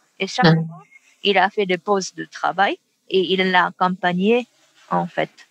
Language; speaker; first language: French; non-native, fluent; Japanese